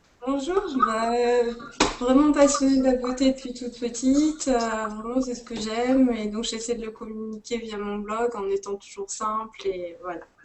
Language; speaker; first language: French; native; French